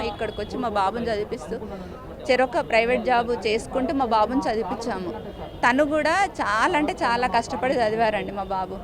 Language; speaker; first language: Telugu; native; Telugu